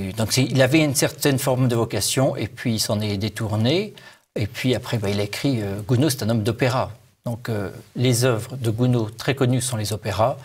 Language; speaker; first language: French; native; French